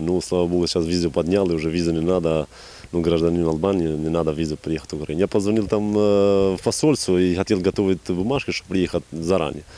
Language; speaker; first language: Russian; non-native, fluent; Albanian